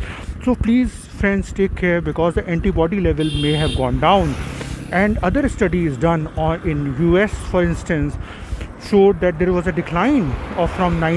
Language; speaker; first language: English; non-native, local second language; Hindi